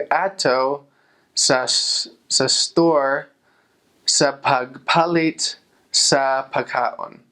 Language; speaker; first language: Cebuano; non-native, fluent; English